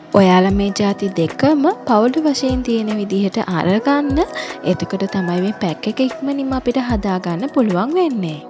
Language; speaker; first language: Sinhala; native; Sinhala